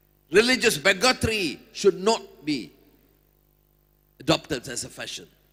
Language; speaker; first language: English; non-native, local second language; Malay